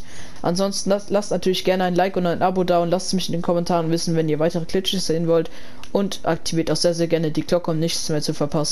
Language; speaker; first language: German; native; German